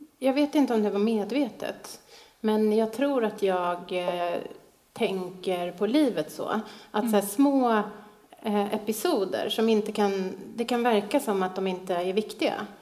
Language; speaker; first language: Swedish; native; Swedish